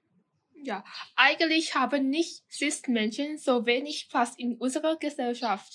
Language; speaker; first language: German; non-native, fluent; Thai